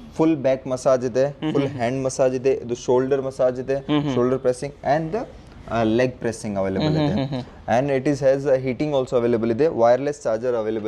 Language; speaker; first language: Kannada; non-native, local second language; Hindi